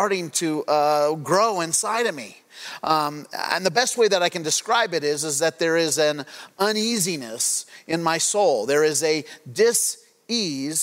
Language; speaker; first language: English; native; English